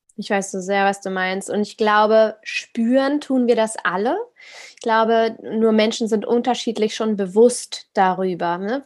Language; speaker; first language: German; native; German